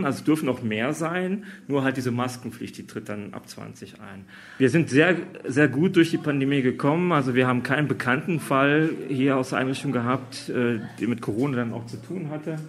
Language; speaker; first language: German; native; German